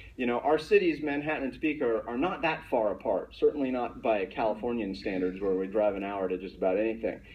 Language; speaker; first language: English; native; English